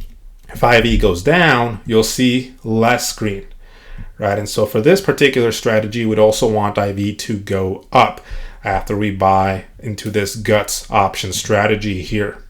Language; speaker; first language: English; native; English